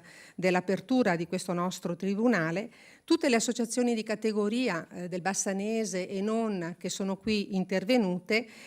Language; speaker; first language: Italian; native; Italian